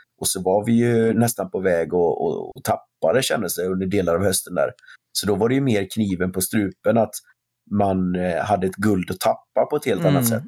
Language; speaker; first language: Swedish; native; Swedish